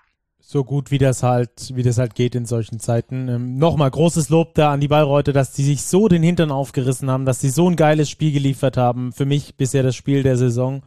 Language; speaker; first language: German; native; German